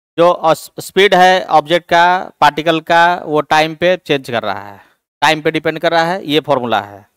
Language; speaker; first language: Hindi; native; Hindi